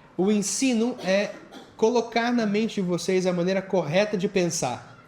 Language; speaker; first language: Portuguese; native; Portuguese